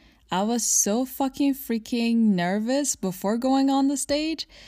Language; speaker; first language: English; non-native, fluent; Persian